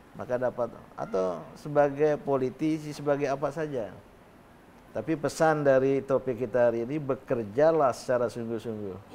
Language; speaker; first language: Indonesian; native; Indonesian